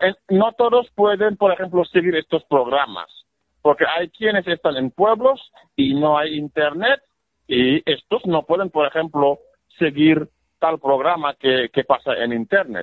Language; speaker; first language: Spanish; non-native, fluent; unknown